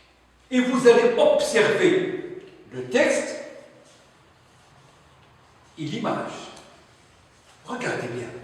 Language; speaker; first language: French; non-native, local second language; Arabic